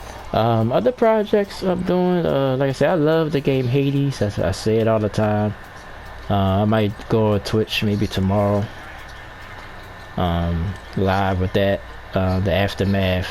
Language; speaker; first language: English; native; English